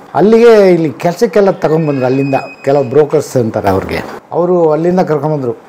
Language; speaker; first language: Kannada; non-native, local second language; Tamil